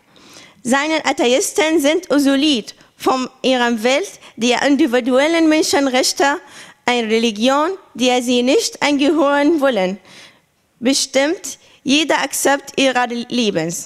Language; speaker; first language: German; non-native, learner; Arabic